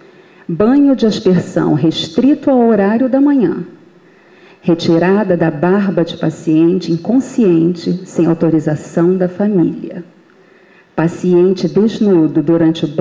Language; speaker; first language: Portuguese; native; Portuguese